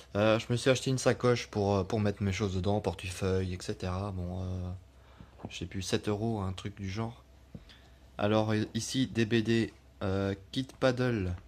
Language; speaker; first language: French; native; French